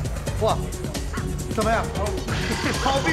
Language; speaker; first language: Chinese; non-native, fluent; Turkish